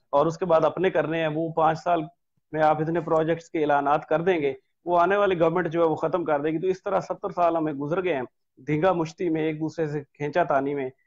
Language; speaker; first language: Urdu; non-native, local second language; Punjabi